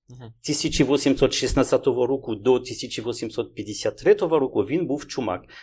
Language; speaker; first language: Ukrainian; non-native, learner; French